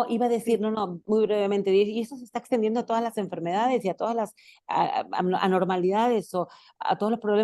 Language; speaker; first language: Spanish; native; Spanish